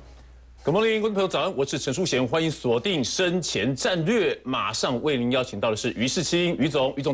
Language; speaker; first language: Chinese; native; Chinese